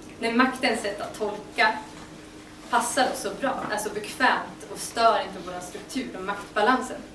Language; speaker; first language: Swedish; native; Swedish